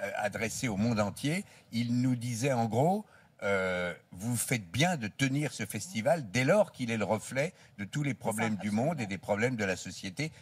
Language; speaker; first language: French; native; French